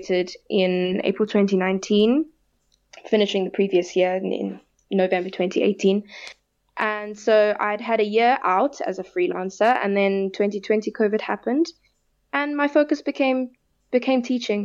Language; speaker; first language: English; native; English